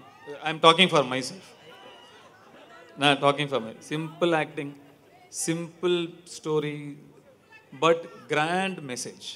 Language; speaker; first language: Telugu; non-native, learner; Tamil